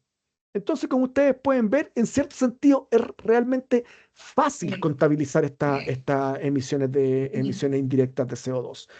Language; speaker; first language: Spanish; native; Spanish